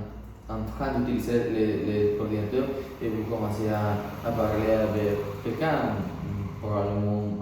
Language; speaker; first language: French; non-native, learner; Spanish